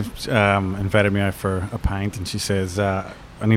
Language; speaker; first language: English; native; English